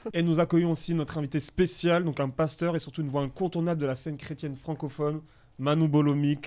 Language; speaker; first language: French; native; French